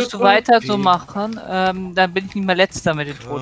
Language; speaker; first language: German; native; German